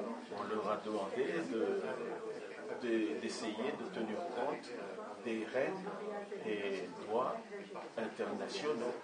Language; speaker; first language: French; non-native, local second language; Comorian